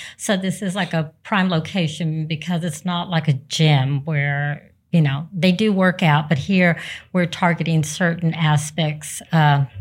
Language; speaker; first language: English; native; English